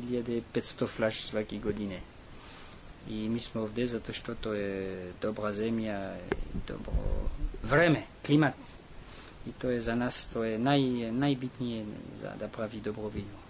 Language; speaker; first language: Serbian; non-native, learner; French